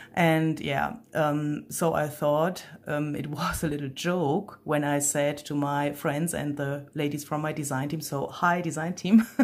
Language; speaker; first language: English; non-native, fluent; German